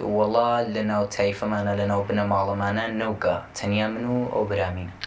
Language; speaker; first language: Central Kurdish; native; Central Kurdish